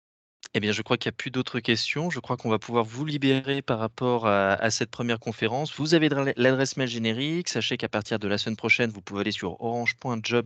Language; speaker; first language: French; native; French